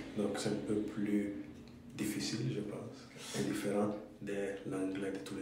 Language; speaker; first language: French; non-native, fluent; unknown